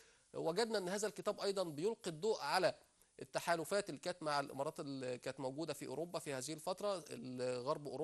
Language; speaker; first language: Arabic; native; Arabic